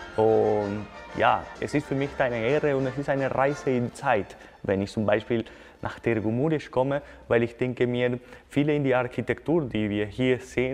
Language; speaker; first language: German; non-native, fluent; Spanish